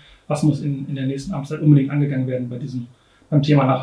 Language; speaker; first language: German; native; German